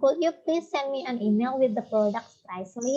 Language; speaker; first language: English; non-native, fluent; Indonesian